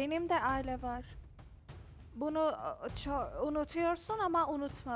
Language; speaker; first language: Turkish; non-native, learner; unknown